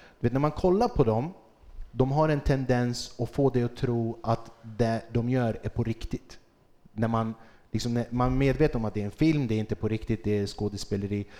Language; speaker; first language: Swedish; early bilingual, other home language; Kurdish